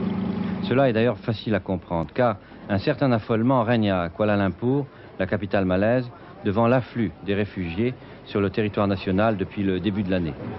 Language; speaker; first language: French; native; French